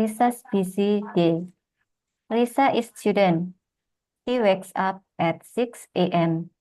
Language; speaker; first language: English; non-native, learner; Indonesian